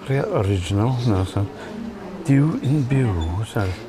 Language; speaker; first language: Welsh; non-native, learner; English